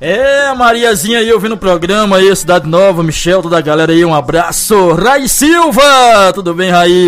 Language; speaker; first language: Portuguese; native; Portuguese